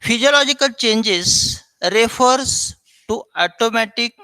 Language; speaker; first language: English; non-native, local second language; Marathi